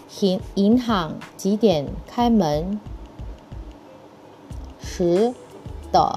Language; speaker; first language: Chinese; early bilingual, heritage; Chinese